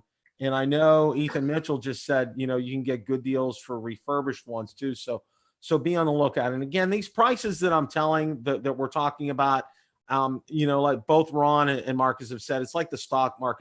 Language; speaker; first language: English; native; English